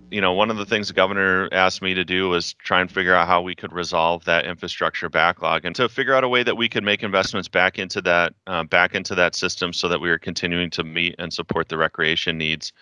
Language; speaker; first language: English; native; English